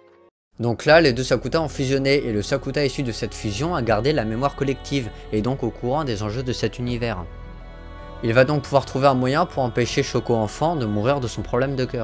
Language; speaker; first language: French; native; French